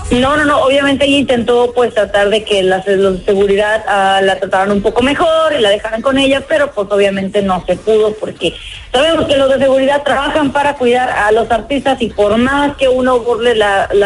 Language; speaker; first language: Spanish; native; Spanish